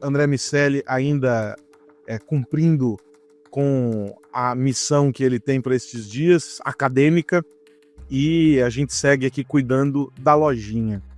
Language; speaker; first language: Portuguese; native; Portuguese